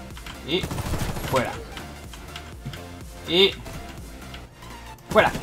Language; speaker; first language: Spanish; native; Spanish